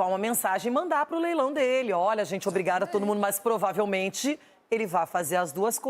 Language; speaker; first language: Portuguese; native; Portuguese